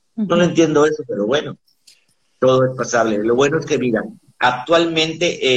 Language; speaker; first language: Spanish; native; Spanish